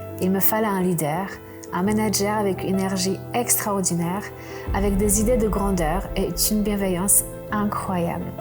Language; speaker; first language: French; non-native, fluent; Polish